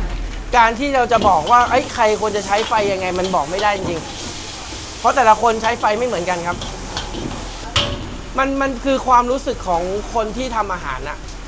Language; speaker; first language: Thai; native; Thai